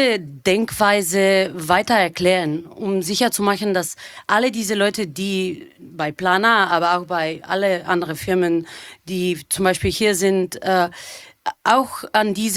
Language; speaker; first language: German; non-native, fluent; Bulgarian